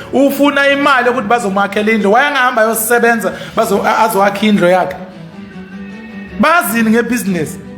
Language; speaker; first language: Zulu; early bilingual, other home language; Tsonga